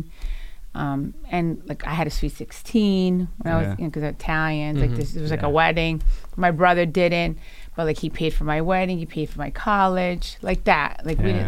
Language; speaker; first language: English; early bilingual, other home language; Italian